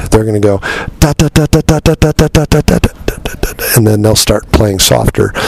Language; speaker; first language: English; native; English